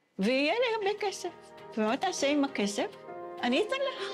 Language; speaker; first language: Hebrew; non-native, fluent; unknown